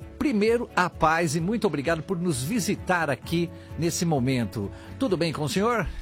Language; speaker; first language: Portuguese; native; Portuguese